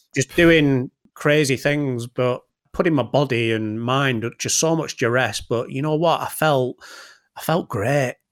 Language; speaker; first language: English; native; English